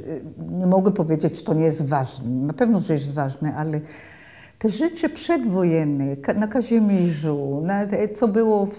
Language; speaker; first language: Polish; early bilingual, heritage; Polish